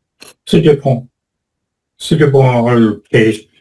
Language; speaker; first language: French; non-native, learner; English